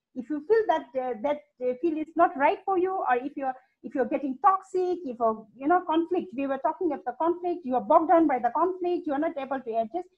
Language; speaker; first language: English; non-native, fluent; Hindi